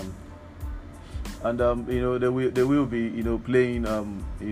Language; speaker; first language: English; non-native, local second language; Yoruba